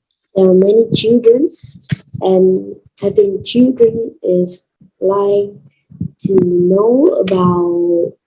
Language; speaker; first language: English; non-native, learner; Vietnamese